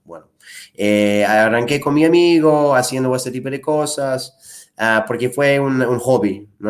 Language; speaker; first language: Spanish; non-native, fluent; English